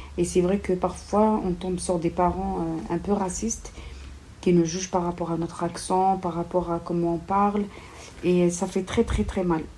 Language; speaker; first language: French; non-native, local second language; Kabyle